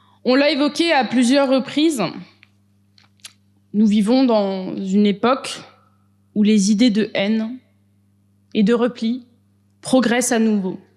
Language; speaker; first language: French; native; French